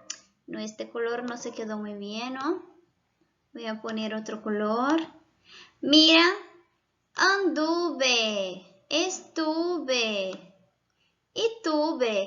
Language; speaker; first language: Spanish; non-native, fluent; Portuguese